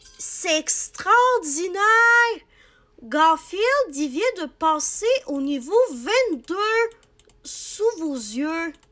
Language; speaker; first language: French; native; French